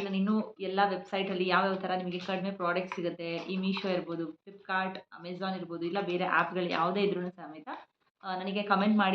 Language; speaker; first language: Kannada; native; Kannada